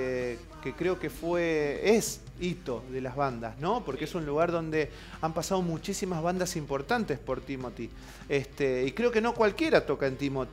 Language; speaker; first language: Spanish; native; Spanish